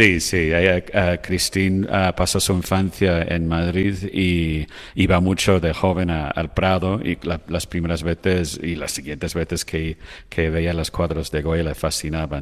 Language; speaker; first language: Spanish; non-native, fluent; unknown